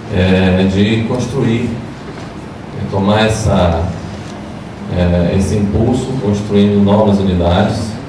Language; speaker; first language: Portuguese; native; Portuguese